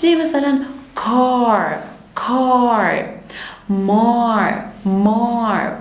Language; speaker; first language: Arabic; native; Arabic